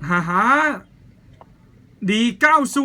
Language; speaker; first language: Chinese; non-native, local second language; Cantonese